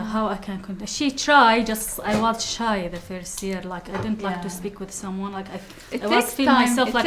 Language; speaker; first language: English; non-native, learner; Arabic